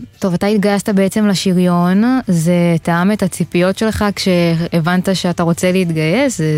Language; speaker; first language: Hebrew; native; Hebrew